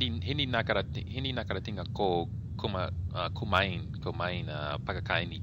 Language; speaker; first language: Filipino; non-native, learner; English